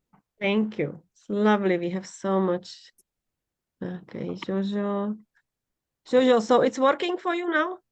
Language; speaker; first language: English; non-native, fluent; Czech